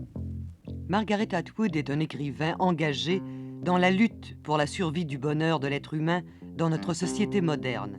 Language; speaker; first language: French; native; French